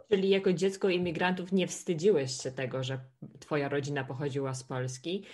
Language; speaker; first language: Polish; native; Polish